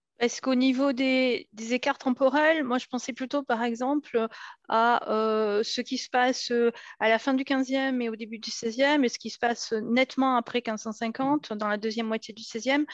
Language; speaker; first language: French; native; French